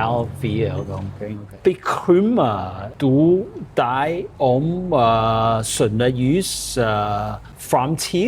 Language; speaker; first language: Danish; non-native, learner; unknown